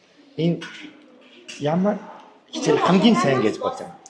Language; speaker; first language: Mongolian; non-native, fluent; Korean